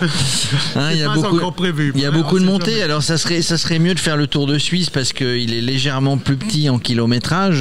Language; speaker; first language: French; native; French